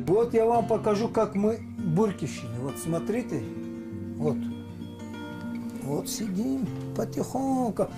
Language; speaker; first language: Russian; non-native, local second language; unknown